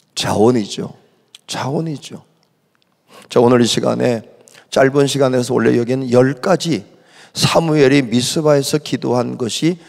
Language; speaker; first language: Korean; native; Korean